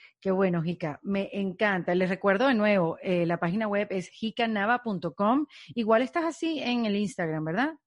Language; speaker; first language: Spanish; native; Spanish